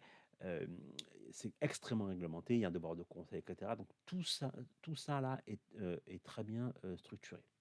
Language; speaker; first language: French; native; French